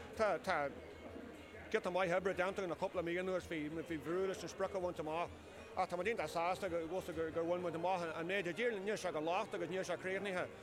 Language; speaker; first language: Irish; native; Irish